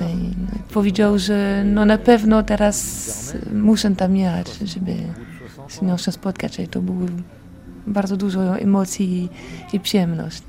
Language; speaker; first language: Polish; non-native, learner; French